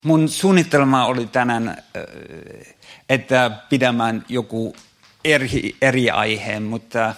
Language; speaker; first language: Finnish; non-native, fluent; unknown